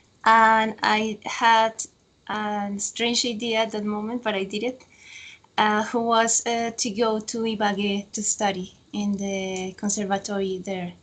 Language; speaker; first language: English; non-native, fluent; Spanish